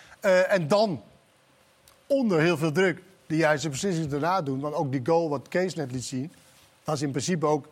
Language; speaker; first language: Dutch; non-native, fluent; Danish